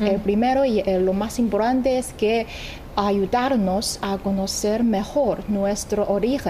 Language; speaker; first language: Spanish; non-native, fluent; Chinese